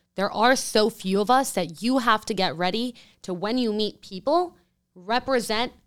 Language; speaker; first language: English; early bilingual, other home language; Spanish